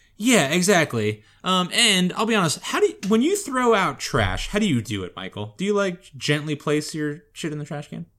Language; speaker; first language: English; native; English